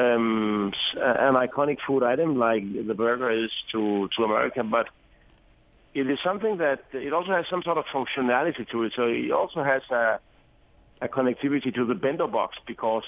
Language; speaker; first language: English; non-native, fluent; Danish